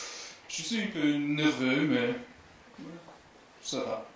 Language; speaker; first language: French; non-native, fluent; Dutch